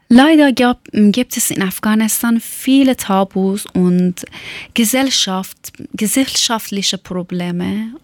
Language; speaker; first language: German; non-native, learner; Persian